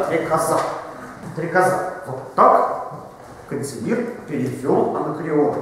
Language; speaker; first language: Russian; native; Russian